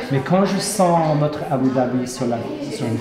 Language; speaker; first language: French; non-native, fluent; English